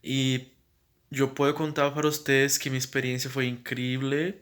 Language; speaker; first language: Spanish; non-native, fluent; Portuguese